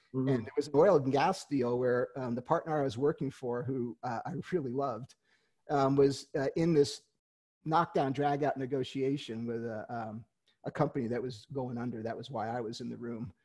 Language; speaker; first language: English; native; English